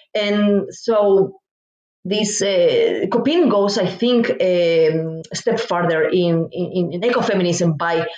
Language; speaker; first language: English; non-native, fluent; Spanish